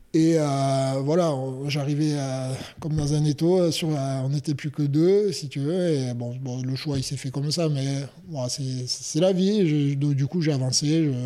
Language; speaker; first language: French; native; French